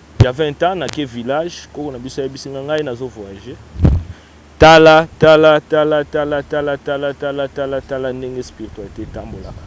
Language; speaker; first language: Lingala; non-native, local second language; Kongo